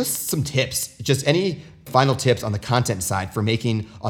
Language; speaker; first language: English; native; English